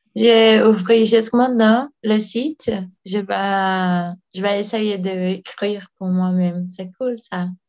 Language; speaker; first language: French; non-native, learner; Portuguese